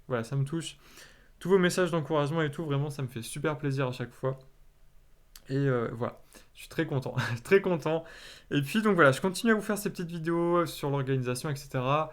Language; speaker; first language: French; native; French